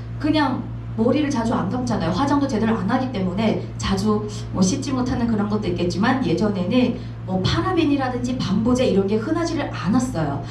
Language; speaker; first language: Korean; native; Korean